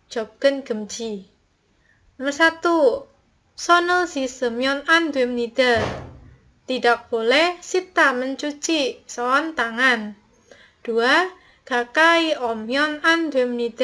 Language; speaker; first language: Korean; non-native, learner; Indonesian